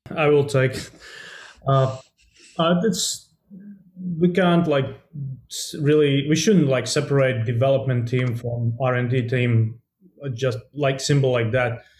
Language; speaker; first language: English; non-native, fluent; Latvian